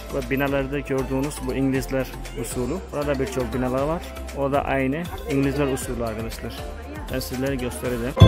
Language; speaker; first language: Turkish; non-native, fluent; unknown